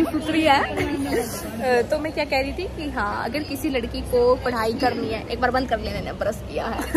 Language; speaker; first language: Hindi; native; Hindi